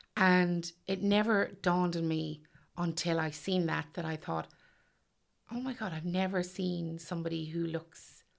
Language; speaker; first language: English; native; English